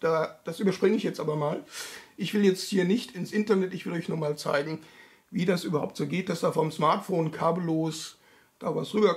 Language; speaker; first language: German; native; German